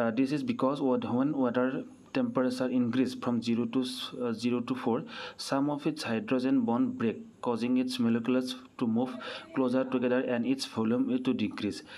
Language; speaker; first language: English; non-native, local second language; Assamese